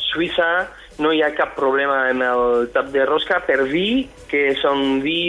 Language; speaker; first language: Catalan; non-native, fluent; French